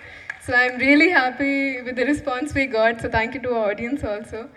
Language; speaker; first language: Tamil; non-native, fluent; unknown